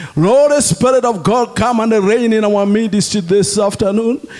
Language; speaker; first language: English; non-native, local second language; Swahili